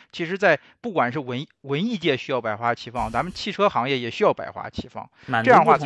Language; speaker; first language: Chinese; native; Chinese